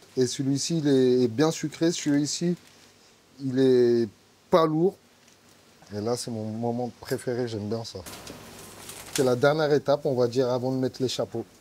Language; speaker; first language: French; native; French